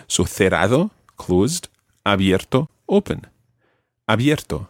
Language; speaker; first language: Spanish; non-native, fluent; English